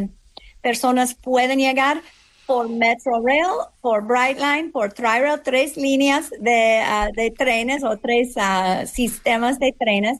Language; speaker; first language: Spanish; non-native, fluent; English